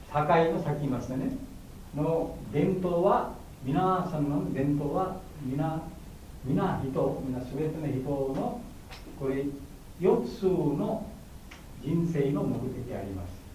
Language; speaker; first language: Japanese; non-native, learner; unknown